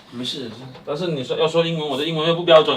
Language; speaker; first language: Chinese; native; Chinese